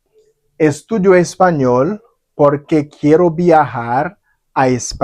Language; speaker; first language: Spanish; non-native, fluent; Haitian Creole